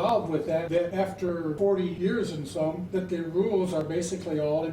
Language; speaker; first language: English; native; English